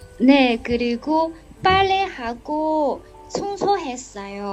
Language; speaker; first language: Korean; non-native, learner; Chinese